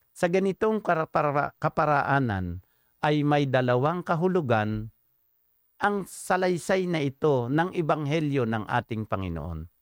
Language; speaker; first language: Filipino; native; Filipino